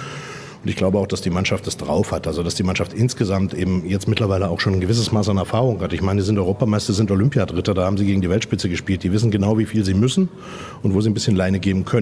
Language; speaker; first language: German; native; German